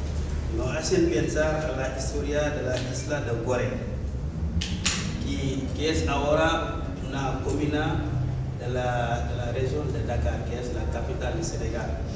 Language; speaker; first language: Spanish; non-native, learner; Wolof